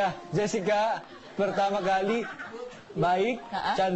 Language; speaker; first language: Indonesian; non-native, learner; Filipino